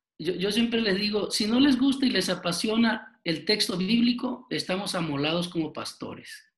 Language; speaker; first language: Spanish; native; Spanish